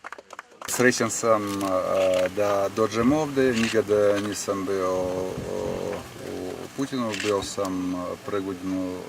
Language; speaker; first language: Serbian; non-native, fluent; Russian